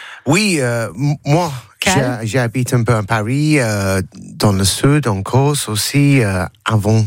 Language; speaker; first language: French; non-native, learner; English